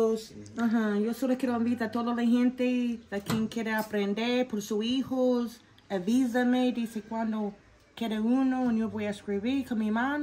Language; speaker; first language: Spanish; non-native, learner; English